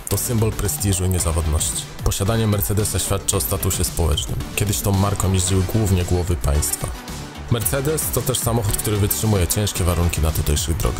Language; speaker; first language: Polish; native; Polish